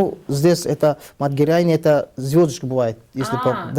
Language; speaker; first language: Russian; non-native, learner; Tajik